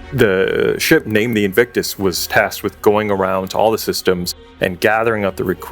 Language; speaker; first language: English; native; English